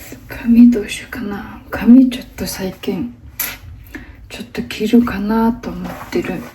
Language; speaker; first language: Japanese; non-native, fluent; Mongolian